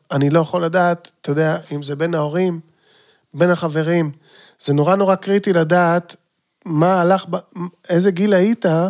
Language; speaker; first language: Hebrew; native; Hebrew